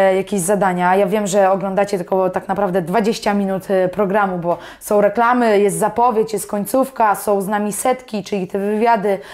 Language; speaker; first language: Polish; native; Polish